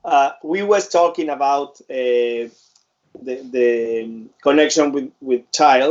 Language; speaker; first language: English; non-native, fluent; Spanish